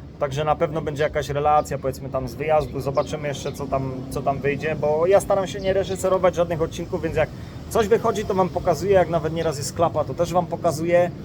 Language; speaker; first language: Polish; native; Polish